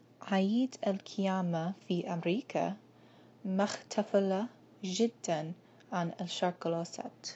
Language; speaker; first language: Arabic; non-native, learner; English